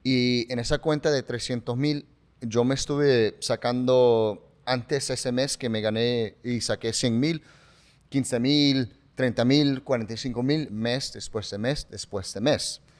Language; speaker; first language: Spanish; early bilingual, heritage; English